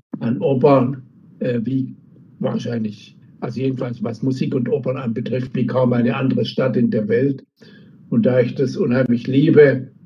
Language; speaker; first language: German; native; German